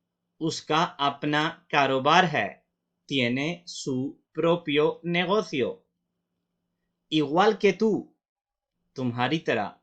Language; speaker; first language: Spanish; non-native, fluent; Urdu